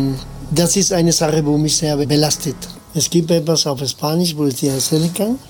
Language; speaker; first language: German; non-native, fluent; Spanish